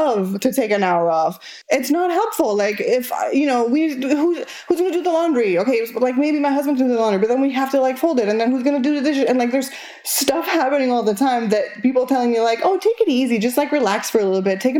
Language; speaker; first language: English; non-native, fluent; Spanish